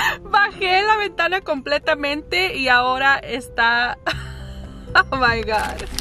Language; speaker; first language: Spanish; early bilingual, heritage; Spanish